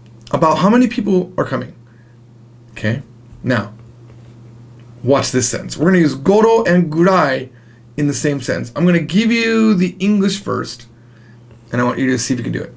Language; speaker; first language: English; native; English